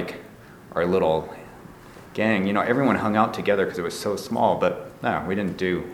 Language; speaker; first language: English; native; English